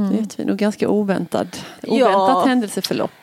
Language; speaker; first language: Swedish; native; Swedish